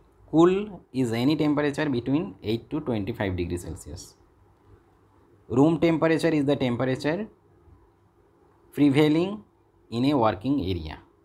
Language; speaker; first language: English; non-native, local second language; Bangla